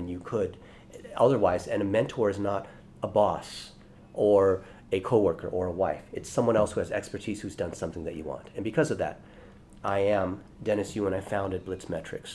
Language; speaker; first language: English; early bilingual, other home language; Chinese